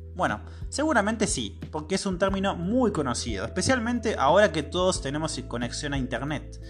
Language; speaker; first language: Spanish; native; Spanish